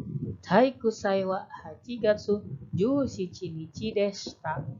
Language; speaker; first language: Japanese; non-native, fluent; Indonesian